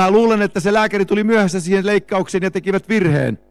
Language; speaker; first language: Finnish; native; Finnish